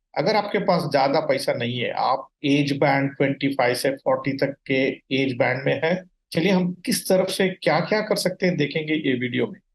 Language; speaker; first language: Hindi; non-native, local second language; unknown